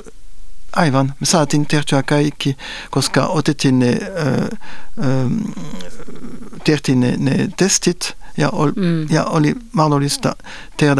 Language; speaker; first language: Finnish; non-native, fluent; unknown